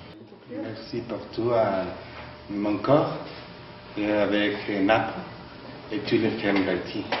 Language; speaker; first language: French; non-native, learner; Spanish